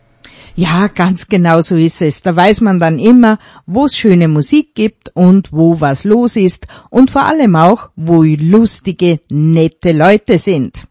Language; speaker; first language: German; native; German